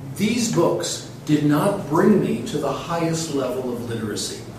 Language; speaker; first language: English; native; English